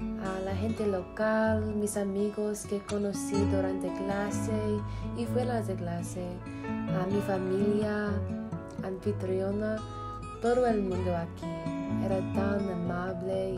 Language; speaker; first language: Spanish; non-native, learner; English